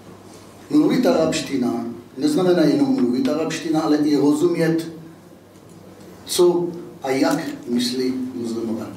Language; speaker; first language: Czech; non-native, fluent; Hebrew